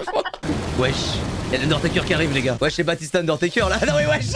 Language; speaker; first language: French; native; French